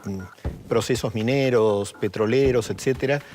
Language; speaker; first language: Spanish; native; Spanish